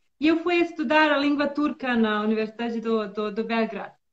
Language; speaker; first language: Portuguese; non-native, learner; Bosnian